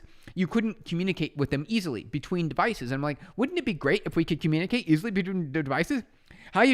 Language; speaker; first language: English; native; English